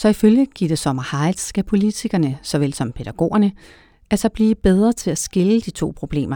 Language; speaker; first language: Danish; native; Danish